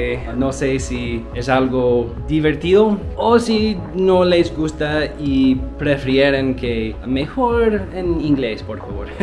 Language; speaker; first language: Spanish; non-native, learner; English